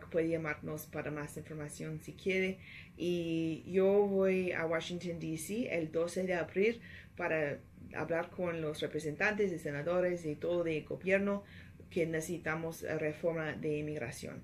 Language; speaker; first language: Spanish; non-native, learner; English